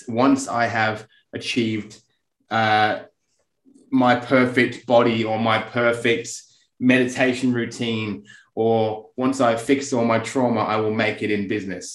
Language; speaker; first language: English; native; English